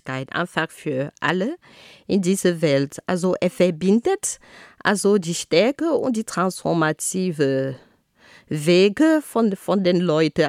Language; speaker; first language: German; non-native, fluent; Ghomala